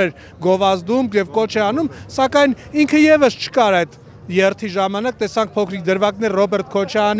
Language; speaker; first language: Armenian; native; Armenian